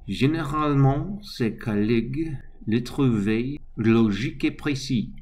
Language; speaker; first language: French; non-native, learner; English